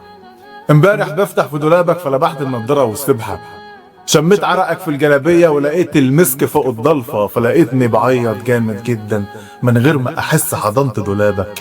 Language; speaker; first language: Arabic; native; Arabic